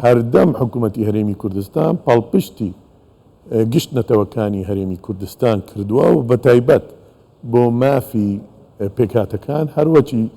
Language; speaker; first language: Central Kurdish; non-native, local second language; Assyrian Neo-Aramaic